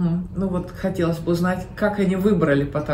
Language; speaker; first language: Russian; native; Russian